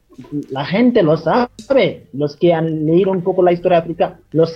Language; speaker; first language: Spanish; non-native, fluent; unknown